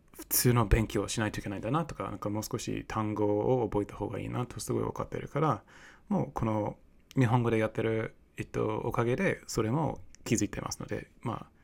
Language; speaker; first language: Japanese; non-native, fluent; English